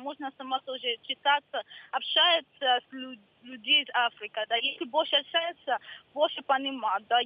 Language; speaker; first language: Russian; non-native, learner; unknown